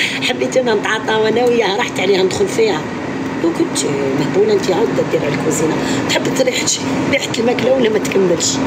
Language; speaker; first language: Arabic; native; Arabic